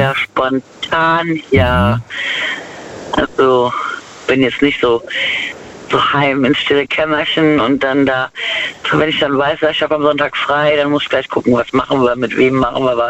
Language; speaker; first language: German; native; German